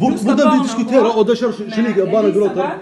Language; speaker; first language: Norwegian; non-native, learner; Somali